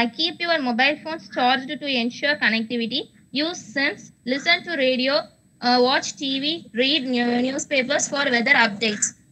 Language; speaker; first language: English; non-native, local second language; Tamil